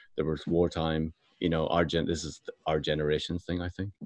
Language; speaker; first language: English; native; English